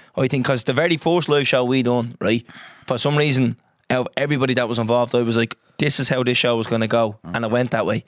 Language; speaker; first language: English; native; English